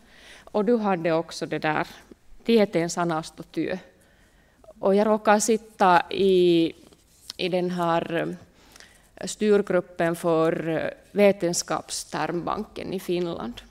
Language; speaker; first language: Swedish; non-native, local second language; Finnish